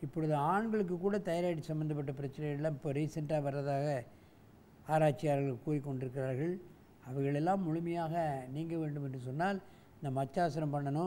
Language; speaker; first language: Tamil; native; Tamil